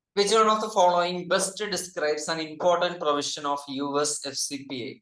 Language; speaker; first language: English; non-native, local second language; Malayalam